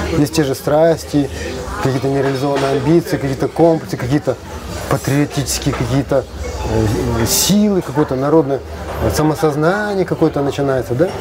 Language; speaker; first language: Russian; non-native, local second language; Kazakh